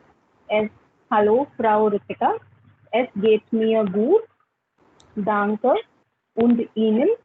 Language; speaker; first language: German; non-native, learner; Hindi